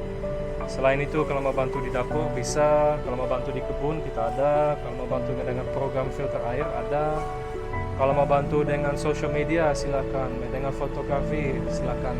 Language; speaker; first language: Indonesian; early bilingual, other home language; Dutch